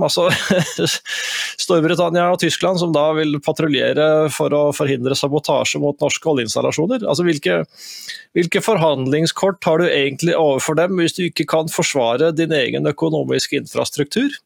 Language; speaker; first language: Norwegian; native; Norwegian